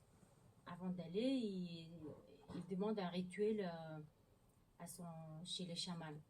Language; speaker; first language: French; non-native, learner; Mongolian